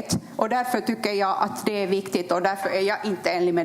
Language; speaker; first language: Swedish; non-native, fluent; Kurdish